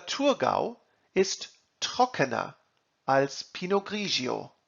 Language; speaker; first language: German; non-native, fluent; English